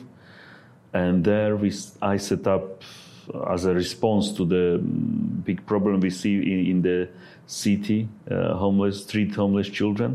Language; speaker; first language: English; non-native, fluent; Ukrainian